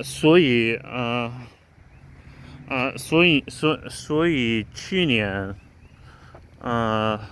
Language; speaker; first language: Chinese; non-native, learner; English